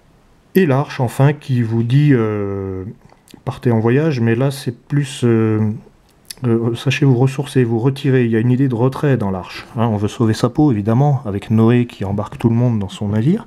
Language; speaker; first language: French; native; French